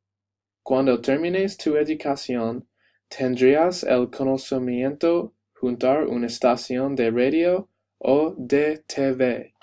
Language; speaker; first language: Spanish; non-native, learner; English